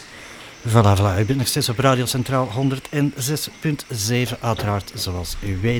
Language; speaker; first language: Dutch; native; Dutch